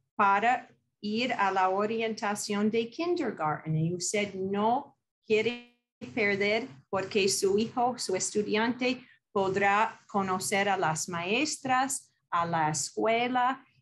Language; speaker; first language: Spanish; non-native, fluent; English